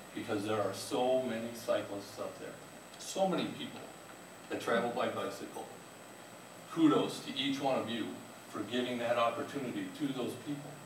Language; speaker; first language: English; native; English